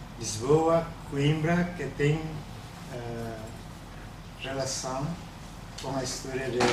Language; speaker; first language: Portuguese; non-native, learner; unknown